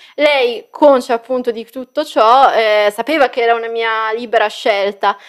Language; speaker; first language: Italian; early bilingual, other home language; Arabic